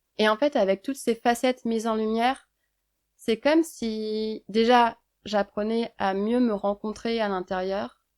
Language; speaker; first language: French; native; French